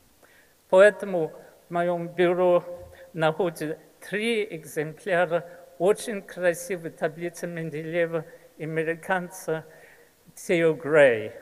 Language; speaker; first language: Russian; early bilingual, heritage; English